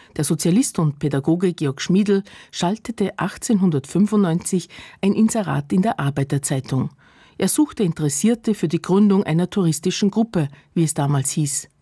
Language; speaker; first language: German; native; German